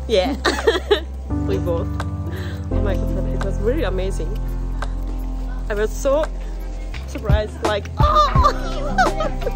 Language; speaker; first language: English; non-native, learner; Japanese